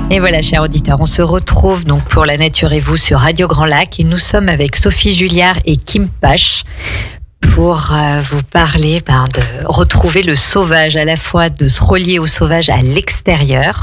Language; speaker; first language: French; native; French